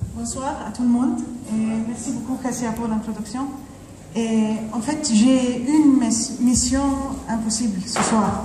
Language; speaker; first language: French; non-native, fluent; Arabic